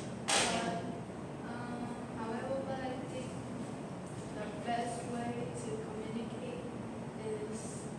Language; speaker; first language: English; non-native, learner; Vietnamese